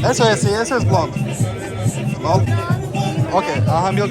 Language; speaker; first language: Spanish; non-native, learner; Russian